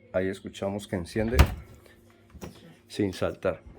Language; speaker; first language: Spanish; native; Spanish